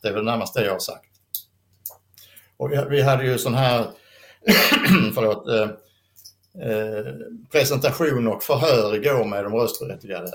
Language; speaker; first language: Swedish; native; Swedish